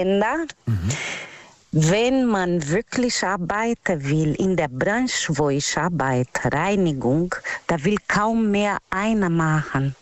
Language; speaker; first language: German; non-native, learner; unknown